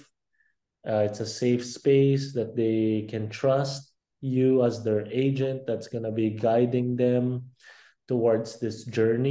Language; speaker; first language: English; non-native, local second language; Filipino